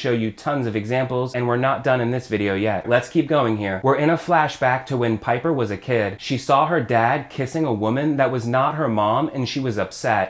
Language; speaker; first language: English; native; English